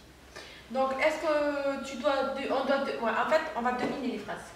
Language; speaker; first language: French; native; French